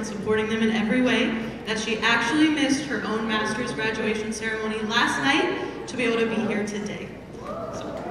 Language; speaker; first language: English; native; English